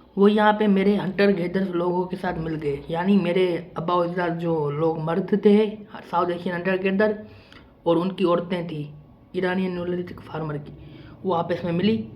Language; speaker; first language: Urdu; non-native, local second language; Sindhi